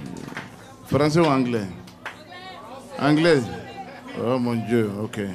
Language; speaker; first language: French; non-native, learner; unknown